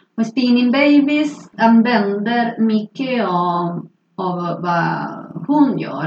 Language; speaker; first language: Swedish; non-native, fluent; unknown